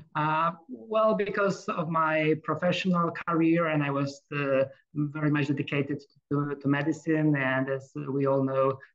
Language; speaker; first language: English; non-native, fluent; Polish